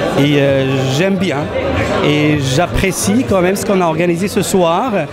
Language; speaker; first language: French; non-native, local second language; Arabic